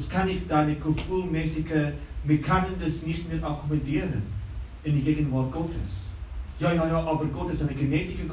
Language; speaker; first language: German; non-native, fluent; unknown